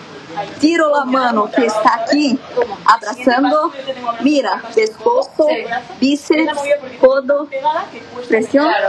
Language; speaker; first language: Spanish; non-native, learner; Portuguese